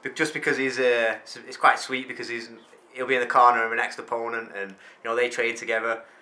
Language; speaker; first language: English; native; English